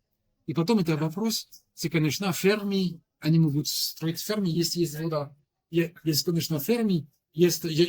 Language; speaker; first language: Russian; non-native, learner; French